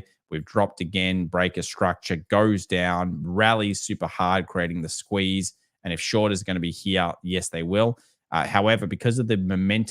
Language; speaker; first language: English; native; English